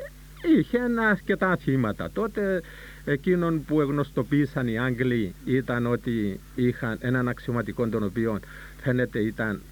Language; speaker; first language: Greek; native; Greek